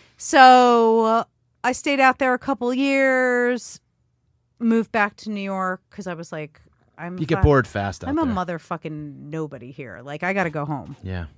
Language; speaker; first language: English; native; English